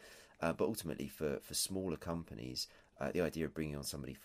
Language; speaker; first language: English; native; English